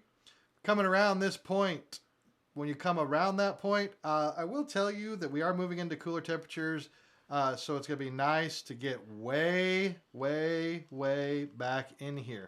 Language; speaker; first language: English; native; English